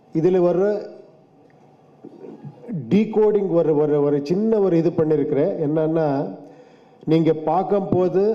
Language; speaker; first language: Tamil; non-native, fluent; Kannada